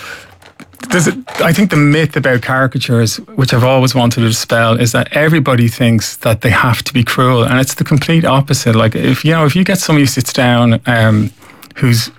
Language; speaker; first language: English; native; English